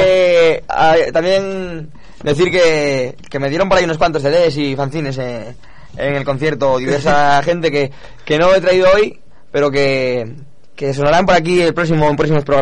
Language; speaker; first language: Spanish; native; Spanish